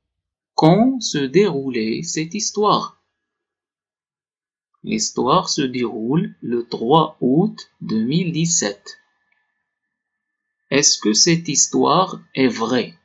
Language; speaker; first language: French; non-native, local second language; Arabic